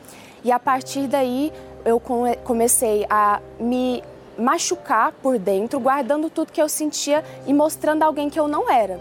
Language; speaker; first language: Portuguese; early bilingual, other home language; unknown